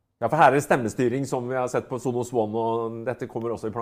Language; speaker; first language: Norwegian; native; Norwegian